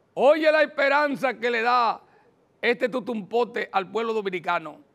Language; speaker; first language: Spanish; native; Spanish